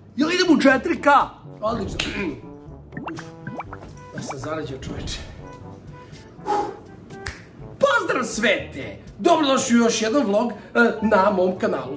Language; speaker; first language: Croatian; native; Croatian